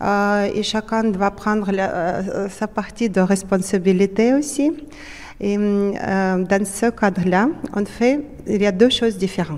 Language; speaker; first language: French; non-native, fluent; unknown